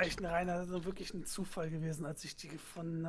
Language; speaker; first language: German; native; German